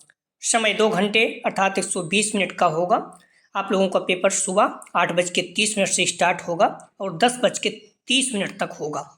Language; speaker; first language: Hindi; native; Hindi